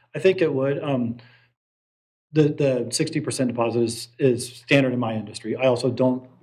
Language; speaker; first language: English; native; English